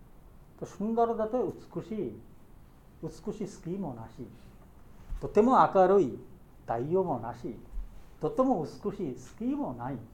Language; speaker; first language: Japanese; non-native, learner; Bangla